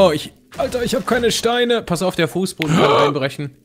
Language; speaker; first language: German; native; German